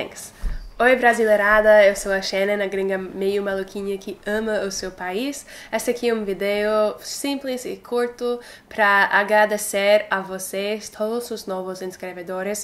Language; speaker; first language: Portuguese; non-native, fluent; English